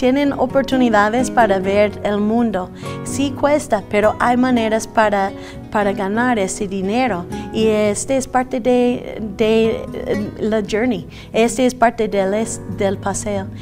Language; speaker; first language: Spanish; early bilingual, other home language; English